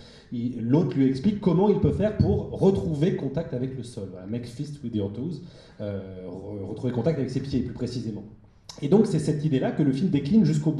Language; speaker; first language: French; native; French